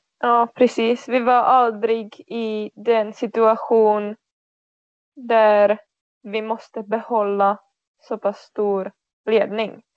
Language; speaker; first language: Swedish; non-native, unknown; Czech